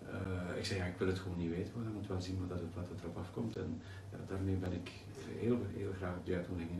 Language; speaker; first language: Dutch; native; Dutch